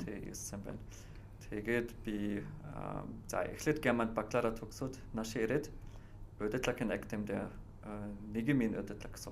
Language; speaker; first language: Mongolian; non-native, fluent; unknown